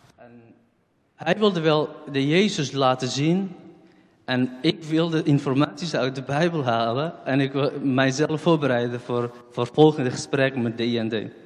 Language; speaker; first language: Dutch; non-native, fluent; Central Kurdish